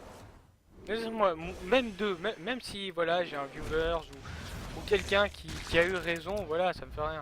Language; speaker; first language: French; native; French